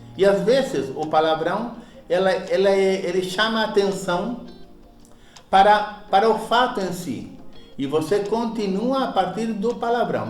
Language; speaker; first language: Portuguese; early bilingual, other home language; Spanish